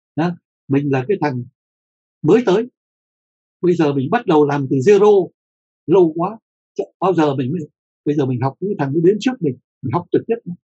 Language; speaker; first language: Vietnamese; native; Vietnamese